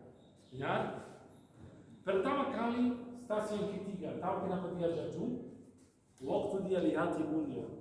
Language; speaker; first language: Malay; non-native, fluent; Arabic